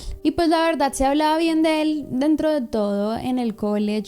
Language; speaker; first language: Spanish; native; Spanish